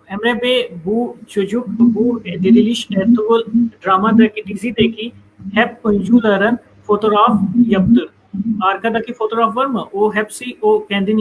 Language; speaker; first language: Turkish; non-native, fluent; Urdu